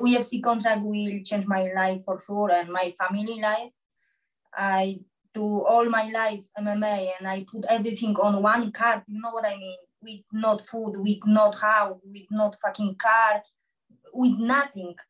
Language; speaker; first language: English; non-native, learner; Polish